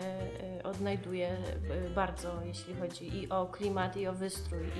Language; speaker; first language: Polish; native; Polish